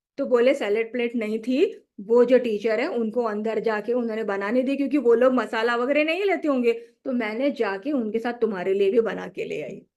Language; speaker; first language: Hindi; non-native, local second language; Marathi